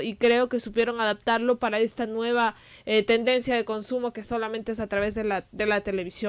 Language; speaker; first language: Spanish; native; Spanish